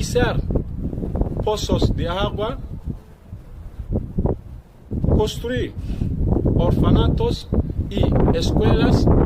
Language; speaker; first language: Spanish; non-native, fluent; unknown